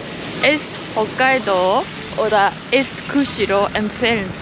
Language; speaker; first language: German; non-native, learner; Japanese